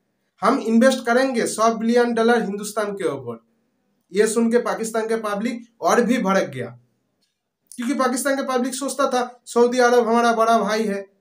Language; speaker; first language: Hindi; non-native, local second language; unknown